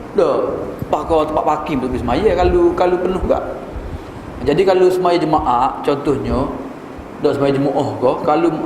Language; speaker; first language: Malay; native; Malay